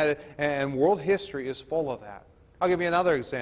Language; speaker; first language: English; native; English